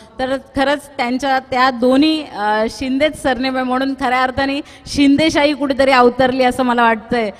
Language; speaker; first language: Marathi; non-native, local second language; Tulu